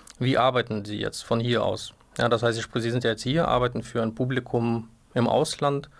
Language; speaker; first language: German; native; German